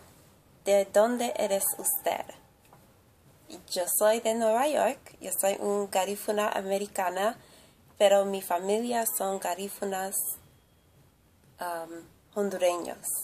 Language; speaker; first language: Spanish; early bilingual, heritage; English